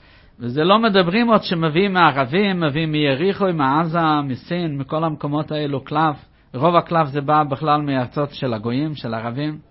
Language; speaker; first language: Hebrew; non-native, fluent; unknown